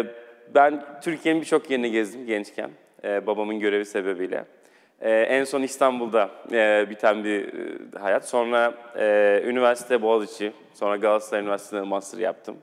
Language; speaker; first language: Turkish; native; Turkish